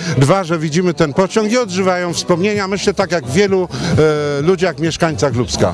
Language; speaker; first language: Polish; native; Polish